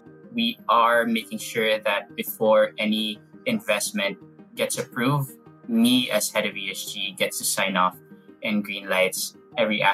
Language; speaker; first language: English; non-native, local second language; Filipino